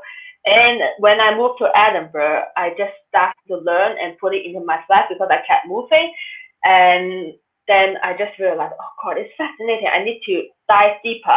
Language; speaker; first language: English; non-native, local second language; Cantonese